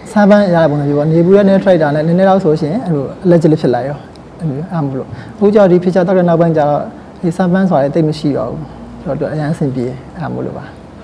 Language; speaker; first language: Burmese; native; Burmese